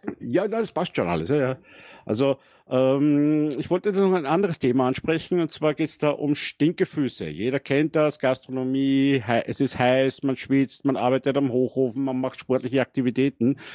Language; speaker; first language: German; native; German